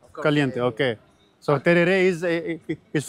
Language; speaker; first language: Spanish; non-native, learner; Urdu